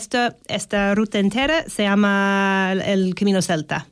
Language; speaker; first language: Spanish; non-native, fluent; English